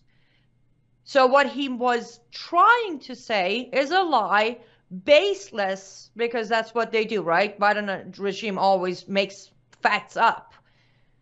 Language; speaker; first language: English; non-native, fluent; Persian